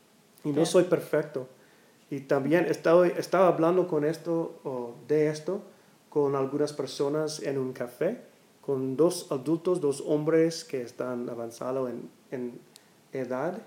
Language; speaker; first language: Spanish; non-native, learner; English